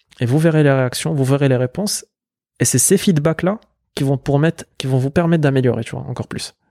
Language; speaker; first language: French; non-native, local second language; Arabic